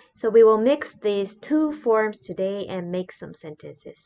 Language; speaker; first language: English; non-native, fluent; Japanese